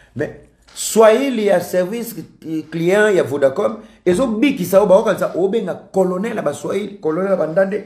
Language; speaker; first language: French; non-native, local second language; Lingala